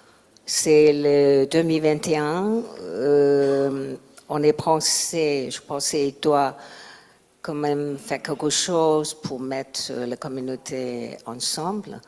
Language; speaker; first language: French; non-native, learner; Chinese